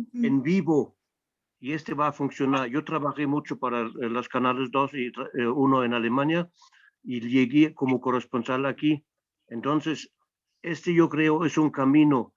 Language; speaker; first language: Spanish; non-native, fluent; German